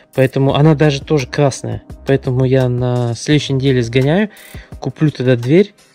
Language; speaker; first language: Russian; early bilingual, heritage; Russian